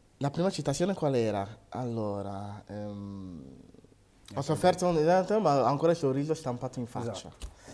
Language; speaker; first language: Italian; early bilingual, other home language; Akan